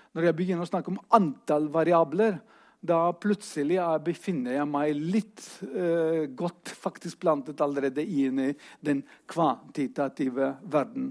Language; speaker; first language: Norwegian; non-native, fluent; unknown